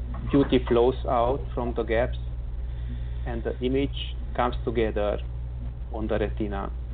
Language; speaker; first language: English; non-native, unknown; Hungarian